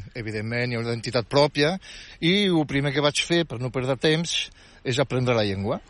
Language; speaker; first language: Catalan; non-native, fluent; Riffian